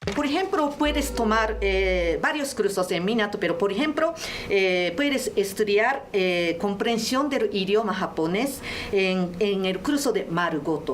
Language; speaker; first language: Spanish; non-native, learner; Japanese